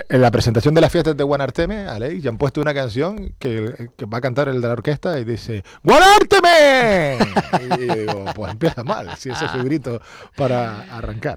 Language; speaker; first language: Spanish; native; Spanish